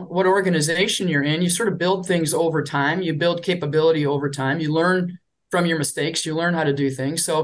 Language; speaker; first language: English; native; English